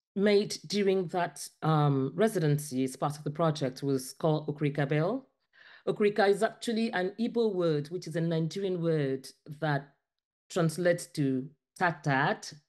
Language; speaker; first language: English; non-native, local second language; Ibibio